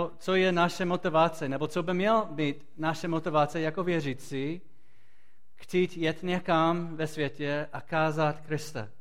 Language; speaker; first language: Czech; non-native, fluent; English